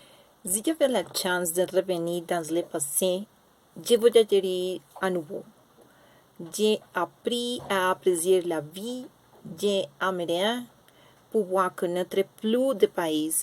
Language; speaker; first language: French; non-native, learner; Spanish